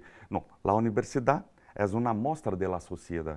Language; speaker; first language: Spanish; non-native, learner; Portuguese